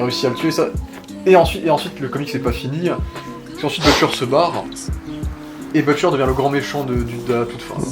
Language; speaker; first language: French; native; French